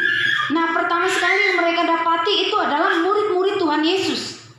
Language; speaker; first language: Indonesian; native; Indonesian